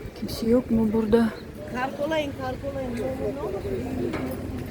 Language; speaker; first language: Turkish; non-native, fluent; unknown